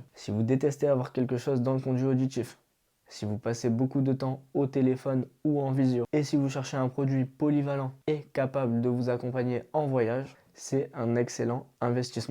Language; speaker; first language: French; native; French